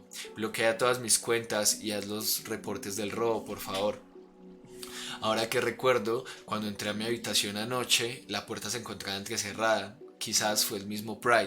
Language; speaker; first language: Spanish; native; Spanish